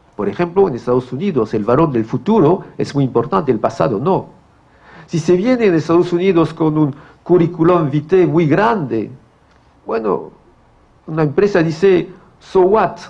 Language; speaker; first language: Spanish; non-native, fluent; French